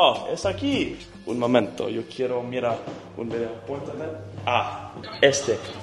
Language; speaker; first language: Spanish; non-native, learner; English